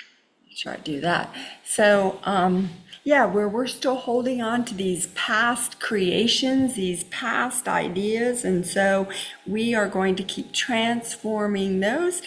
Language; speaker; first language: English; native; English